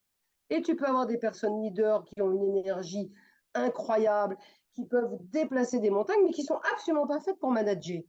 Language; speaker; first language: French; native; French